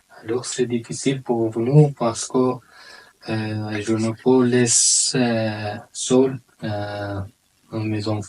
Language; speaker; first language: French; non-native, learner; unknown